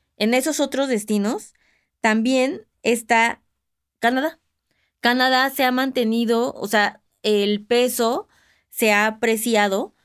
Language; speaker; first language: Spanish; native; Spanish